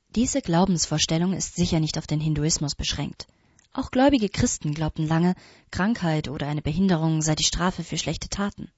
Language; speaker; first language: German; native; German